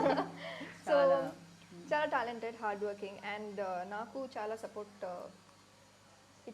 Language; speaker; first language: Telugu; non-native, learner; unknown